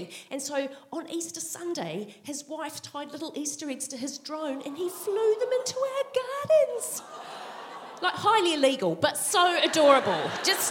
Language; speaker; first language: English; native; English